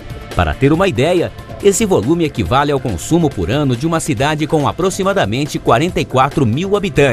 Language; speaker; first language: Portuguese; native; Portuguese